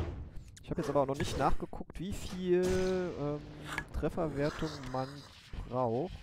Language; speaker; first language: German; native; German